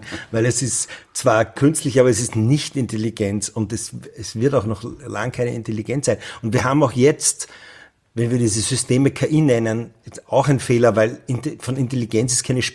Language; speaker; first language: German; native; German